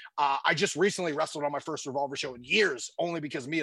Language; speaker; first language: English; native; English